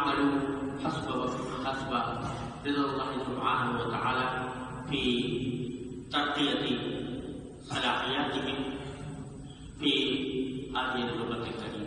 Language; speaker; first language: Arabic; non-native, fluent; Urdu